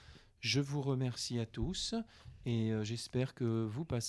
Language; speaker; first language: French; native; French